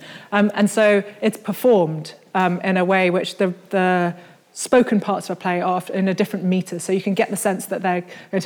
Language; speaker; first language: English; native; English